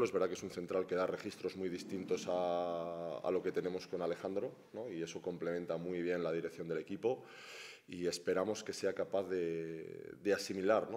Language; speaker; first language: Spanish; native; Spanish